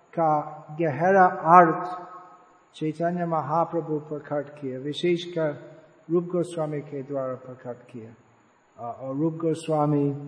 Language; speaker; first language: Hindi; non-native, fluent; English